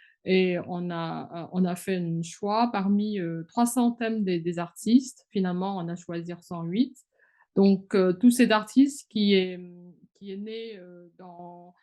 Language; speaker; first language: French; non-native, fluent; Chinese